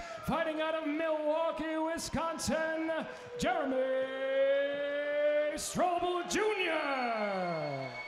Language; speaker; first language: English; native; English